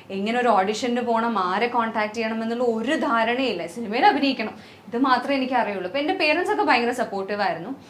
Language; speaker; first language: Malayalam; native; Malayalam